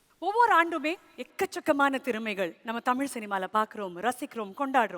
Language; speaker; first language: Tamil; native; Tamil